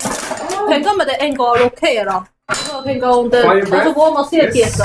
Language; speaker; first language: Swedish; non-native, learner; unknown